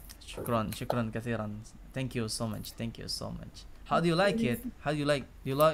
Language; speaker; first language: English; non-native, fluent; Indonesian